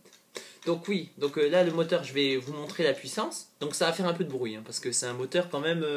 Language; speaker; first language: French; native; French